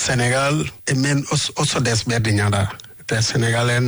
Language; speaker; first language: Basque; non-native, learner; Wolof